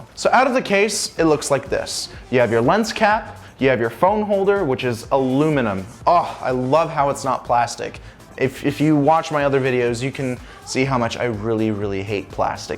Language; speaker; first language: English; native; English